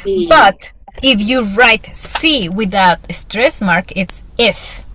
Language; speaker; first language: English; non-native, fluent; Spanish